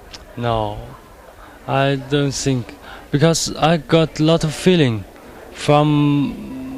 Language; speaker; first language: English; non-native, learner; Chinese